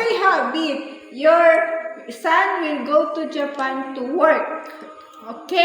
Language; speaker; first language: English; non-native, learner; Filipino